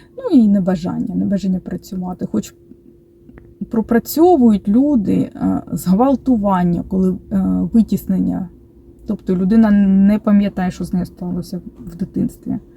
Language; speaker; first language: Ukrainian; non-native, local second language; Russian